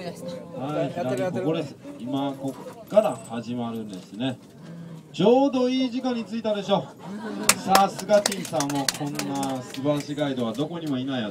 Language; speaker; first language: Japanese; non-native, fluent; Chinese